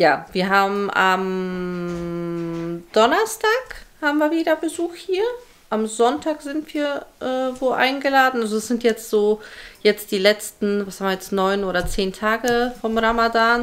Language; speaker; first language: German; native; German